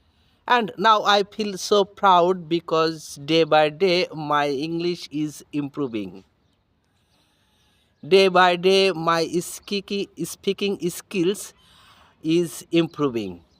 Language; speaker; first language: English; non-native, learner; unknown